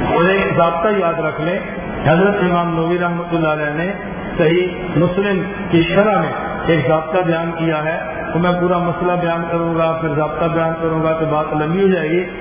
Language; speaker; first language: Urdu; native; Urdu